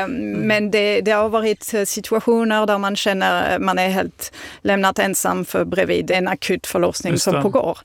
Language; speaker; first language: Swedish; non-native, fluent; French